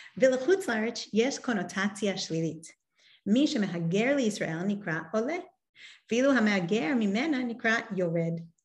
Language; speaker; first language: Hebrew; non-native, fluent; English